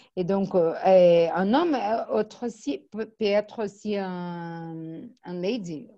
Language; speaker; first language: French; non-native, fluent; Portuguese